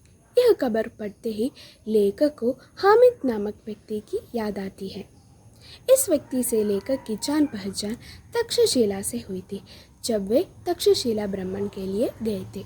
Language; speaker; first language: Hindi; non-native, local second language; Malayalam